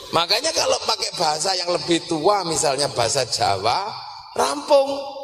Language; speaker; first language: Indonesian; non-native, local second language; Javanese